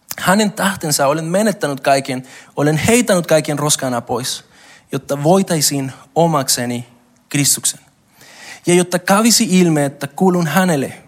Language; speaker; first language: Finnish; non-native, fluent; Spanish